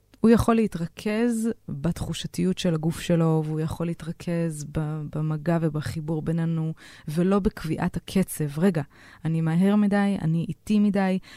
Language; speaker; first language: Hebrew; native; Hebrew